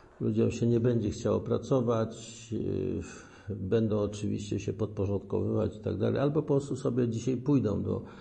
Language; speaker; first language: Polish; native; Polish